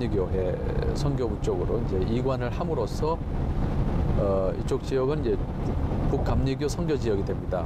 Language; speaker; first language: Korean; native; Korean